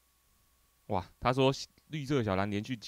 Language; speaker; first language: Chinese; native; Chinese